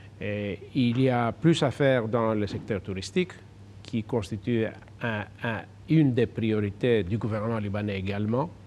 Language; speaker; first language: French; non-native, fluent; Greek